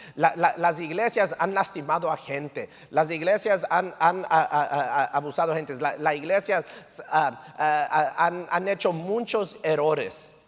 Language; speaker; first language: Spanish; early bilingual, heritage; English